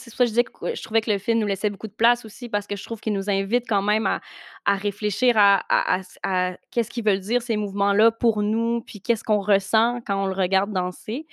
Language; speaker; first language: French; native; French